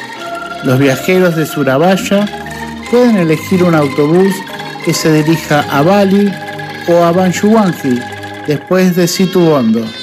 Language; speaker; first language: Spanish; non-native, fluent; Indonesian